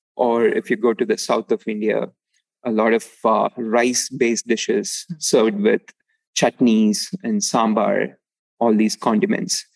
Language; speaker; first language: English; non-native, local second language; Tamil